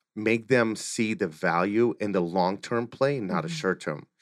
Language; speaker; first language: English; early bilingual, other home language; Russian